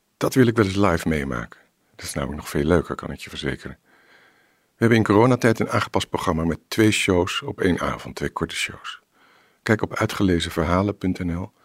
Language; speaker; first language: Dutch; native; Dutch